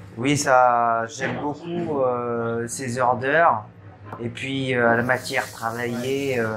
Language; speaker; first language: French; non-native, learner; Vietnamese